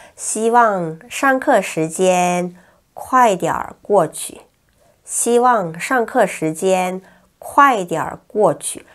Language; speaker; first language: Chinese; non-native, fluent; Korean